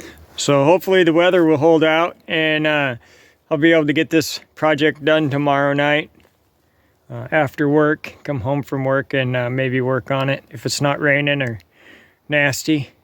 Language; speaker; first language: English; native; English